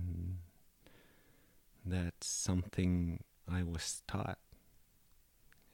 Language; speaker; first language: English; native; English